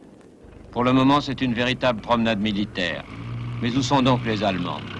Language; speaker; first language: French; native; French